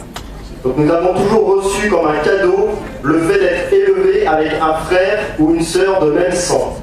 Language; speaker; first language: French; native; French